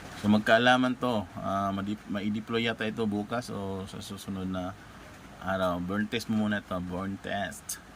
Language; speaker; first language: Filipino; non-native, local second language; Cebuano